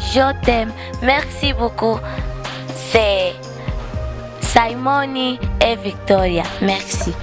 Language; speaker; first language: French; non-native, learner; Swahili